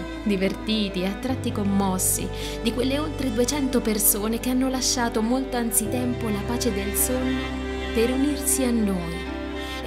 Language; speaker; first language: Italian; native; Italian